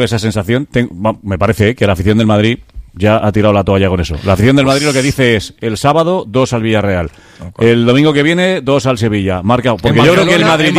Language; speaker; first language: Spanish; native; Spanish